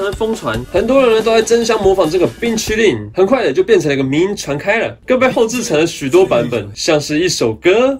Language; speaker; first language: Chinese; native; Chinese